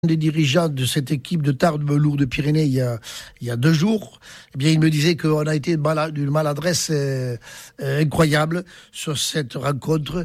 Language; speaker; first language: French; native; French